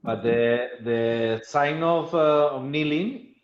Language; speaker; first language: English; non-native, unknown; Catalan